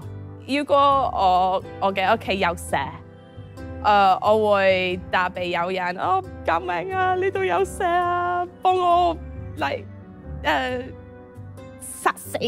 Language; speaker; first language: Cantonese; non-native, learner; English